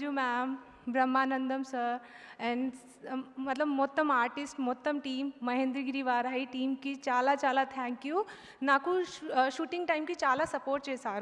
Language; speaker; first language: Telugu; non-native, learner; Hindi